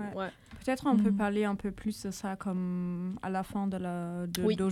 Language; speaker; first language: French; non-native, fluent; German